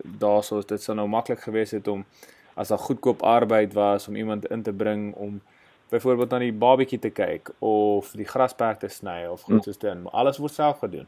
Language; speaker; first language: Afrikaans; native; Afrikaans